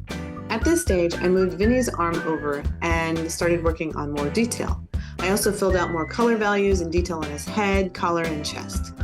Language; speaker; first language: English; native; English